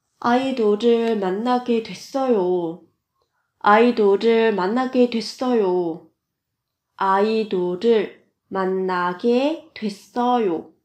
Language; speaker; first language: Korean; non-native, fluent; Vietnamese